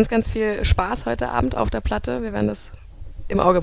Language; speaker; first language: German; native; German